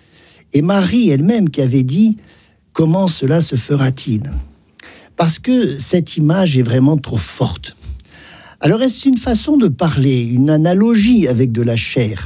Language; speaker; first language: French; native; French